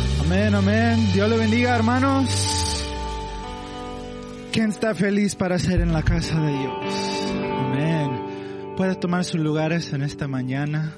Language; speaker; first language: Spanish; non-native, learner; English